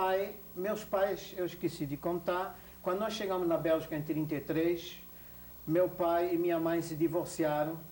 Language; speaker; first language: Portuguese; non-native, fluent; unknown